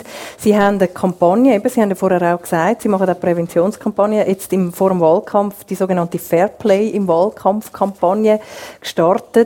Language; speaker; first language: German; native; German